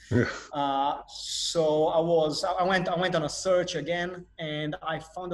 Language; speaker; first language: English; non-native, fluent; Portuguese